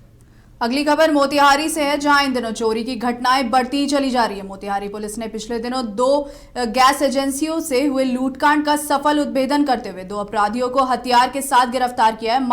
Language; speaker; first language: Hindi; native; Hindi